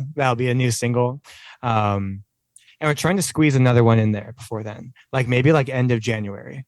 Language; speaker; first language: English; native; English